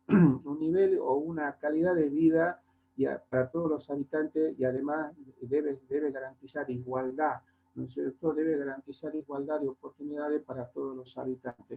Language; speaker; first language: Spanish; native; Spanish